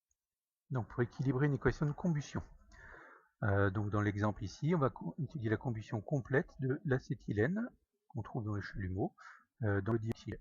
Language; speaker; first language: French; native; French